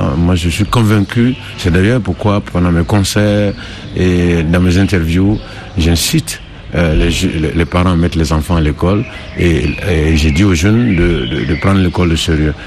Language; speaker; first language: French; non-native, local second language; Dyula